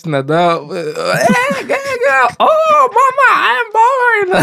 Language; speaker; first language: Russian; non-native, learner; English